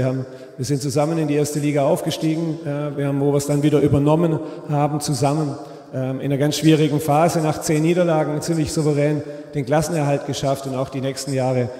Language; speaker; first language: German; native; German